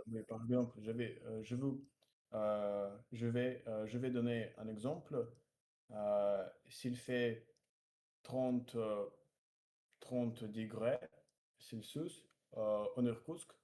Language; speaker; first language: French; non-native, learner; Russian